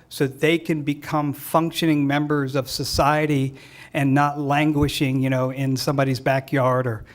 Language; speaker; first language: English; native; English